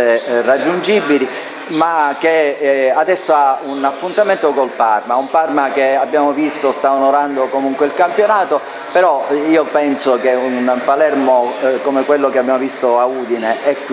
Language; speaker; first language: Italian; native; Italian